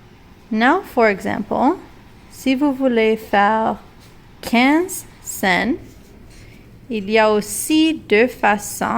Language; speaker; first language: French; non-native, local second language; English